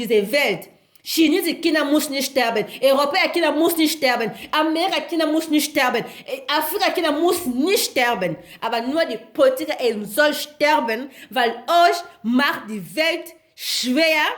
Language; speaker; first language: German; non-native, learner; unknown